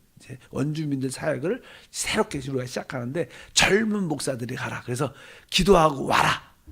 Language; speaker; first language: Korean; native; Korean